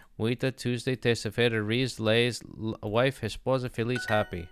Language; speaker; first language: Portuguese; non-native, learner; English